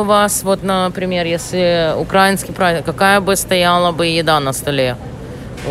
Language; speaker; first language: Russian; native; Russian